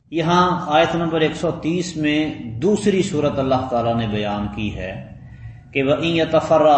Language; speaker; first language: Urdu; non-native, local second language; Punjabi